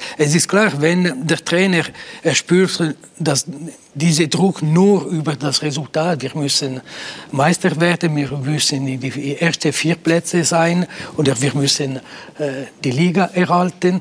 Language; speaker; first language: German; non-native, local second language; Italian